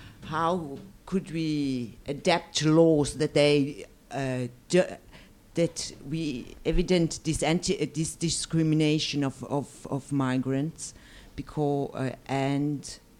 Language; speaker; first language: English; non-native, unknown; German